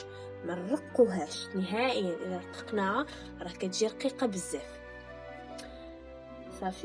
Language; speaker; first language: Arabic; native; Arabic